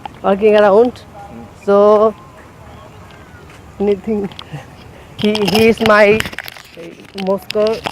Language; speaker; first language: English; non-native, learner; Bangla